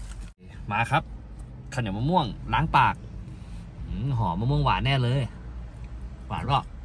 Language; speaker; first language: Thai; native; Thai